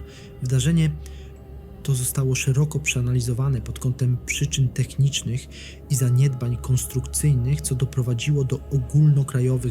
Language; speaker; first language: Polish; native; Polish